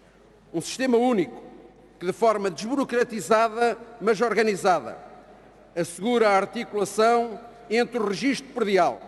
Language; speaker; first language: Portuguese; native; Portuguese